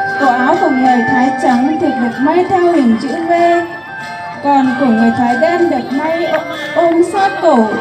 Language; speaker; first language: Vietnamese; non-native, local second language; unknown